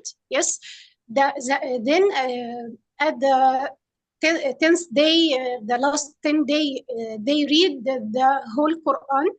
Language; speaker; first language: English; non-native, fluent; Arabic